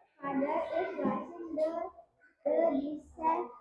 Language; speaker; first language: English; non-native, learner; Indonesian